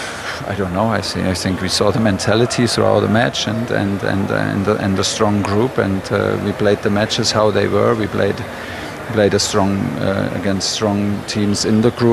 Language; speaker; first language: English; non-native, fluent; German